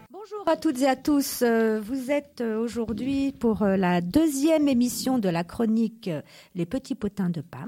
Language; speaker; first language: French; native; French